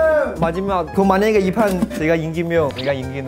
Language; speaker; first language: Korean; non-native, learner; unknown